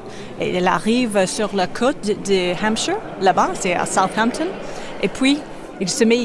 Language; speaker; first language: French; non-native, fluent; English